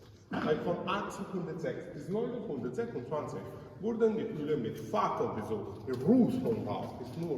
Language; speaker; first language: German; non-native, learner; Spanish